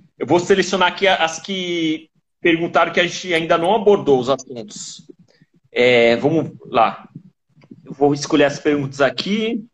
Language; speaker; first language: Portuguese; native; Portuguese